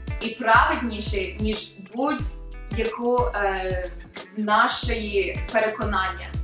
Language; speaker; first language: Ukrainian; early bilingual, other home language; English